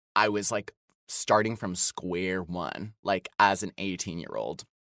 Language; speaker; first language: English; native; English